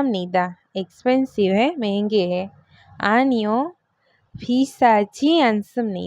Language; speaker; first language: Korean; non-native, fluent; Hindi